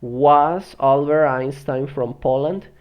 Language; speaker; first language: English; non-native, fluent; Spanish